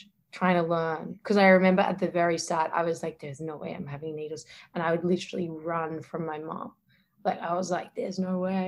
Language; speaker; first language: English; native; English